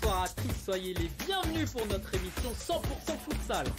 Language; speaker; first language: French; native; French